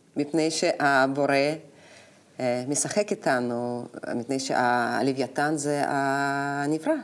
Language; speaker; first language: Hebrew; non-native, fluent; Russian